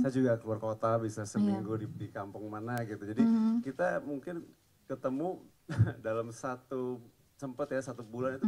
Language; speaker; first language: Indonesian; early bilingual, heritage; English